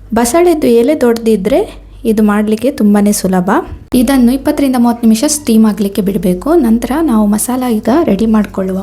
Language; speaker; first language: Kannada; non-native, local second language; Konkani